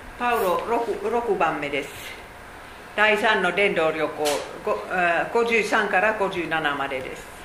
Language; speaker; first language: Japanese; non-native, fluent; Finnish